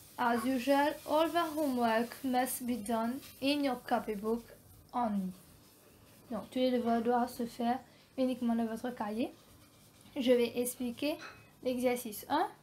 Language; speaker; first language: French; non-native, local second language; Morisyen